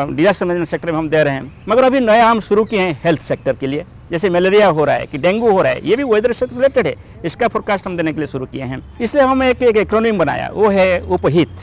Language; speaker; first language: Hindi; non-native, local second language; Odia